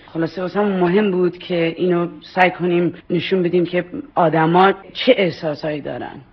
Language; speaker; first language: Persian; early bilingual, heritage; Persian